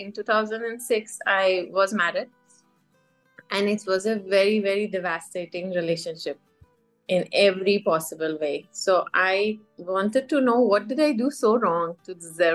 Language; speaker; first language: English; non-native, fluent; Persian